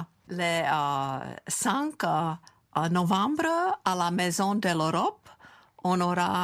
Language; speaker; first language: French; non-native, fluent; Czech